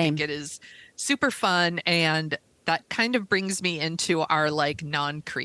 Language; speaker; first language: English; native; English